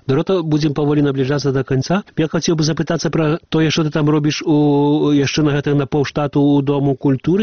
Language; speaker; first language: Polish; non-native, local second language; Belarusian